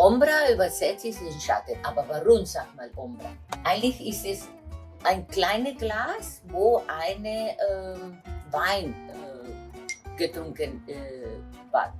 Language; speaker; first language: German; non-native, fluent; Italian